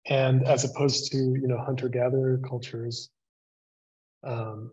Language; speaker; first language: English; native; English